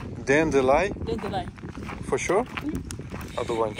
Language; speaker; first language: English; non-native, learner; Russian